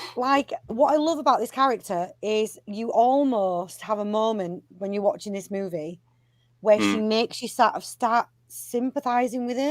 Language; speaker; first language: English; native; English